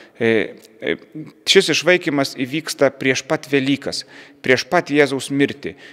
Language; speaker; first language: Lithuanian; native; Lithuanian